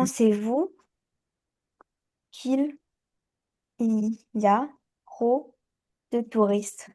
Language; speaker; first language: French; early bilingual, other home language; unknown